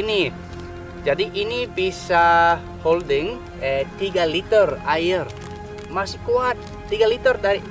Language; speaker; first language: Indonesian; non-native, learner; English